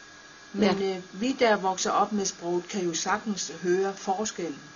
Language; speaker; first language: Danish; non-native, local second language; Kalaallisut